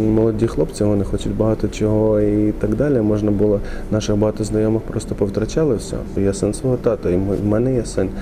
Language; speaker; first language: Ukrainian; native; Ukrainian